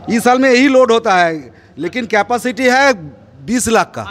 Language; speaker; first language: Hindi; non-native, local second language; Bangla